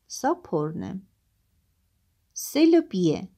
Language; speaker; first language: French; non-native, fluent; Armenian